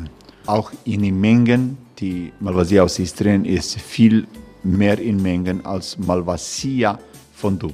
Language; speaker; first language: German; non-native, learner; Croatian